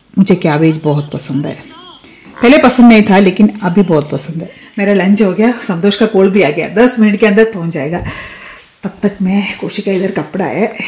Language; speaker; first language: Hindi; non-native, local second language; Malayalam